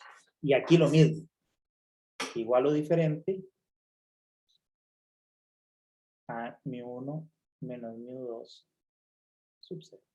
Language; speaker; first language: Spanish; native; Spanish